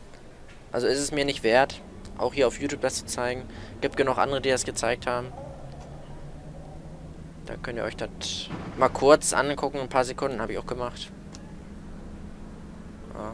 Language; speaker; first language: German; native; German